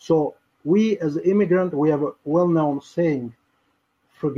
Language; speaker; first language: English; non-native, fluent; Albanian